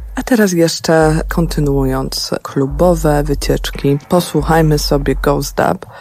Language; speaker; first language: Polish; native; Polish